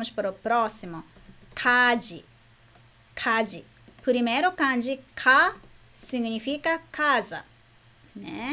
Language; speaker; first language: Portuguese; non-native, fluent; Japanese